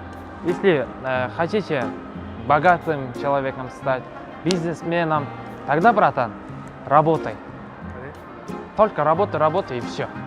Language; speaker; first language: Russian; non-native, local second language; Kazakh